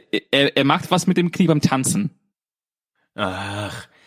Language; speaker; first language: German; non-native, fluent; English